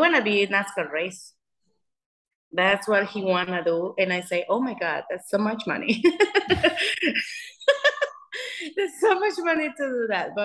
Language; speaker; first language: English; non-native, learner; Spanish